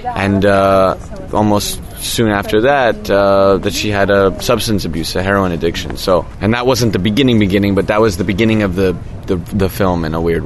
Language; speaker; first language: English; native; English